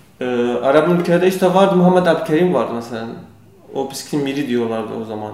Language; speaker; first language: Turkish; non-native, learner; Kurdish